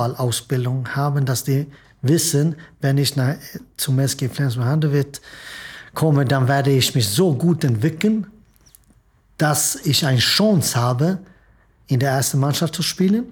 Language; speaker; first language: German; non-native, fluent; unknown